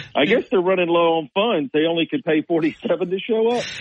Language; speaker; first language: English; native; English